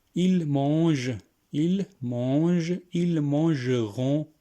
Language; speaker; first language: French; non-native, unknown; Hindi